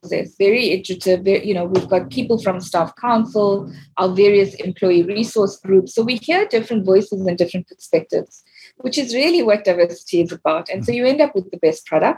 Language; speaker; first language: English; native; English